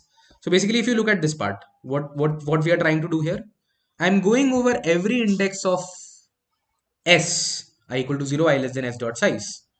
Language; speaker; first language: English; non-native, local second language; Hindi